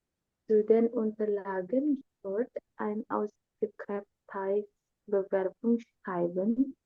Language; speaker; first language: German; non-native, learner; Indonesian